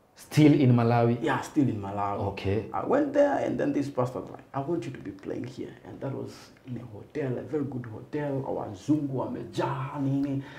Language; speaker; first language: English; non-native, local second language; Nyanja